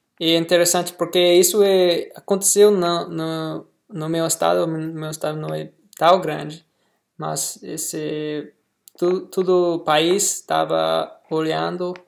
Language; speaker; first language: Portuguese; non-native, learner; English